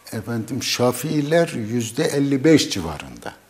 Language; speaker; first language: Turkish; native; Turkish